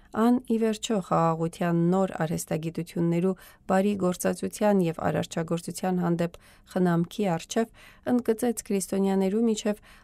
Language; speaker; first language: Armenian; native; Armenian